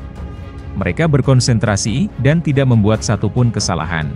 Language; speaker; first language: Indonesian; native; Indonesian